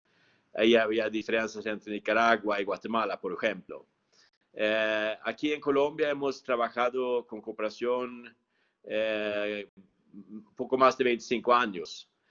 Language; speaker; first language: Spanish; non-native, fluent; Swedish